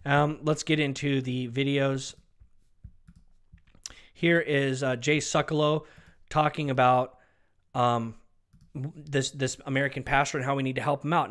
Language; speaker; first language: English; native; English